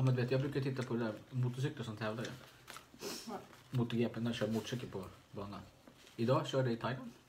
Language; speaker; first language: Swedish; native; Swedish